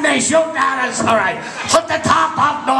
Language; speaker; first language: English; native; English